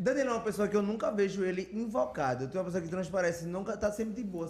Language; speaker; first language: Portuguese; native; Portuguese